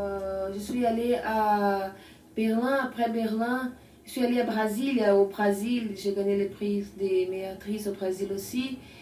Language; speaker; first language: French; non-native, learner; Portuguese